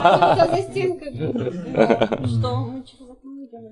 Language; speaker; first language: Russian; native; Russian